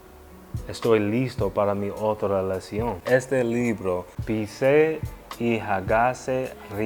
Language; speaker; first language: Spanish; non-native, learner; English